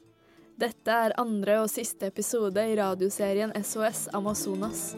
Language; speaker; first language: Norwegian; native; Norwegian